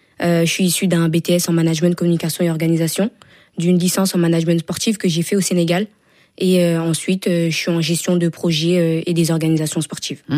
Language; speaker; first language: French; early bilingual, other home language; Wolof